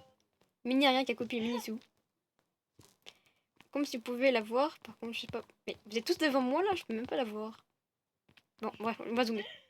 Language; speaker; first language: French; native; French